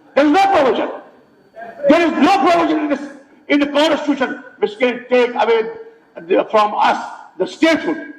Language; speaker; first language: English; non-native, local second language; Kashmiri